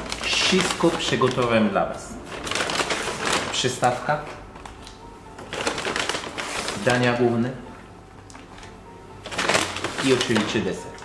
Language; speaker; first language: Polish; non-native, learner; French